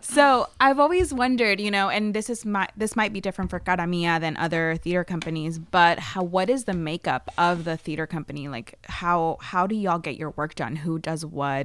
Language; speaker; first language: English; early bilingual, other home language; Spanish